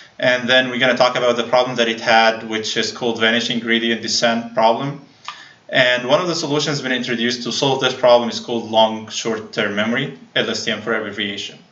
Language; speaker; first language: English; non-native, fluent; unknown